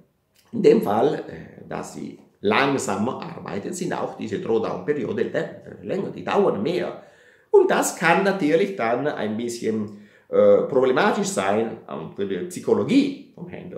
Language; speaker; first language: German; non-native, fluent; Italian